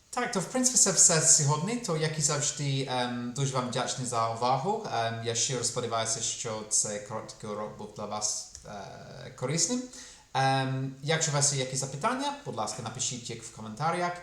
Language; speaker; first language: Ukrainian; non-native, fluent; English